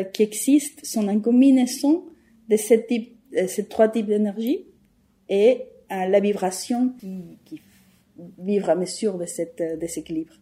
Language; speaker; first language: French; non-native, fluent; Spanish